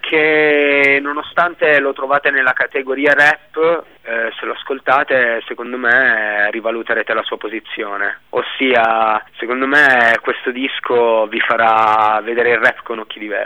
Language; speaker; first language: Italian; native; Italian